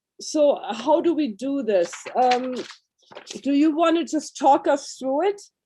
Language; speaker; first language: English; native; English